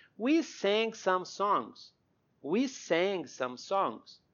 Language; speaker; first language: English; non-native, fluent; Portuguese